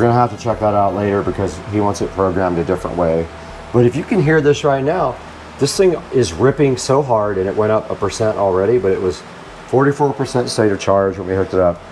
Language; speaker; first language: English; native; English